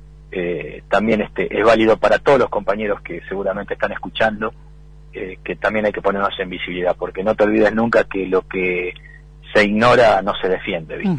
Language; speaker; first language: Spanish; native; Spanish